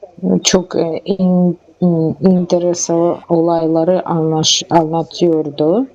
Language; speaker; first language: Turkish; non-native, learner; Russian